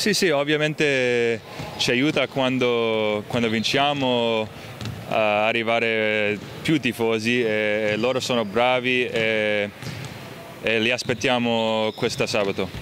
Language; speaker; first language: Italian; non-native, fluent; English